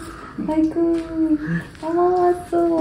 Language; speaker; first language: Korean; non-native, learner; Ukrainian